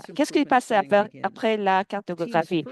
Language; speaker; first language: French; non-native, fluent; English